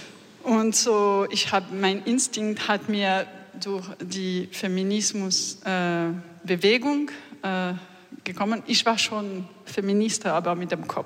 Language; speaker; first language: German; non-native, learner; French